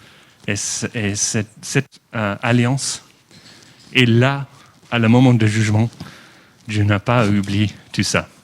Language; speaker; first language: French; non-native, fluent; English